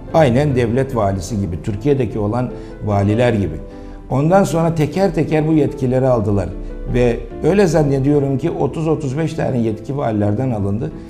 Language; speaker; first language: Turkish; native; Turkish